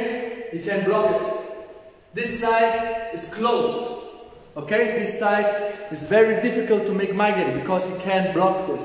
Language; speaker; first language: English; non-native, learner; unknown